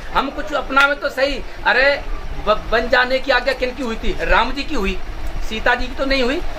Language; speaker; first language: Hindi; native; Hindi